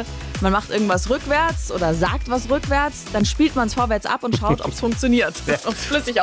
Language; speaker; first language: German; native; German